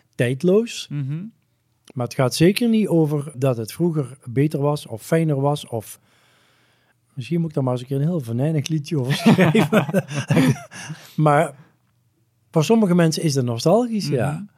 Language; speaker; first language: Dutch; native; Dutch